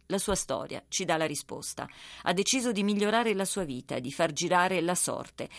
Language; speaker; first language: Italian; native; Italian